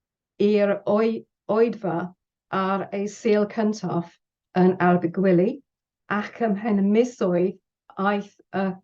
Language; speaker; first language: Welsh; non-native, learner; English